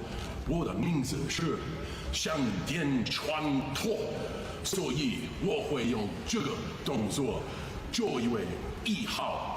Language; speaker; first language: Chinese; non-native, learner; English